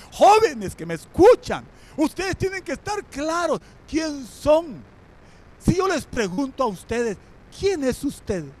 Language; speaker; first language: Spanish; native; Spanish